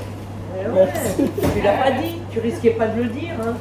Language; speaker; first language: French; native; French